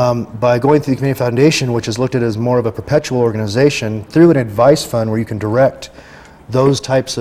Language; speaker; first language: English; native; English